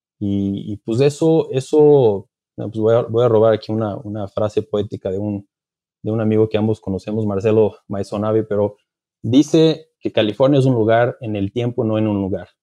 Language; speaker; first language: Spanish; non-native, fluent; Portuguese